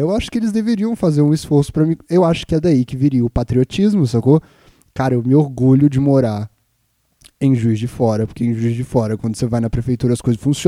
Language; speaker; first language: Portuguese; native; Portuguese